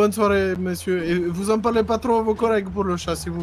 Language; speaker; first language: French; native; French